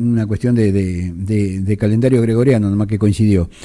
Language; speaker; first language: Spanish; native; Spanish